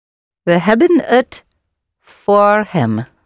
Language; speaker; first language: Dutch; non-native, learner; English